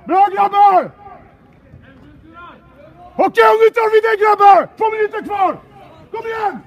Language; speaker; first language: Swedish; non-native, fluent; French